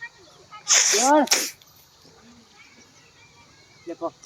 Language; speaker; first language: Hindi; non-native, local second language; Gujarati